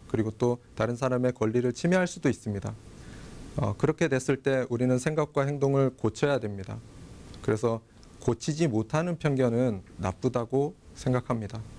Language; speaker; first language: Korean; native; Korean